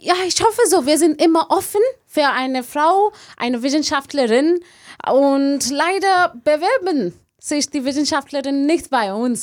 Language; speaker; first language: German; non-native, learner; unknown